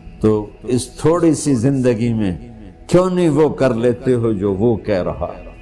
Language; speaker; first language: Urdu; non-native, local second language; Punjabi